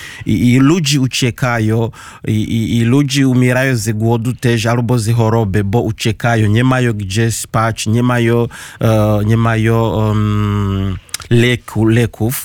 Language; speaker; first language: Polish; non-native, learner; Kinyarwanda